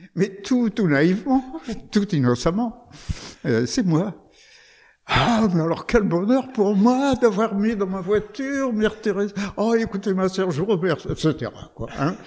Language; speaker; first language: French; native; French